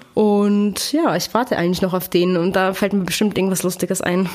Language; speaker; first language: German; native; German